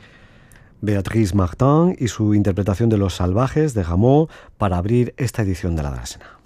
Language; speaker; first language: Spanish; native; Spanish